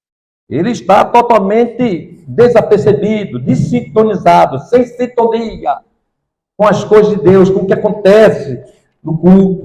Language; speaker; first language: Portuguese; native; Portuguese